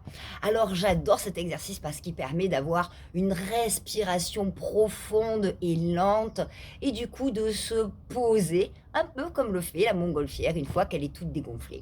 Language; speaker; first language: French; native; French